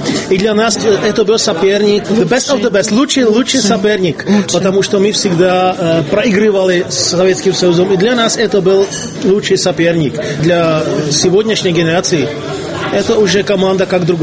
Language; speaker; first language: Russian; non-native, fluent; Czech